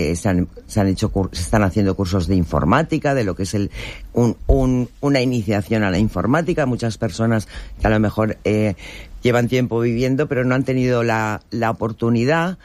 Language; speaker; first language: Spanish; native; Spanish